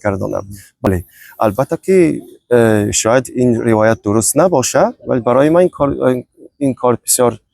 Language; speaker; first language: Persian; non-native, fluent; Chinese